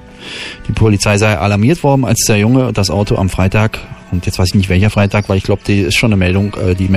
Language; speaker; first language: German; native; German